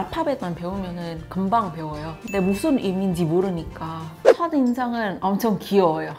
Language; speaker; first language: Korean; non-native, fluent; Indonesian